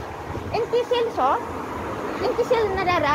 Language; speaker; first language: Arabic; non-native, learner; Filipino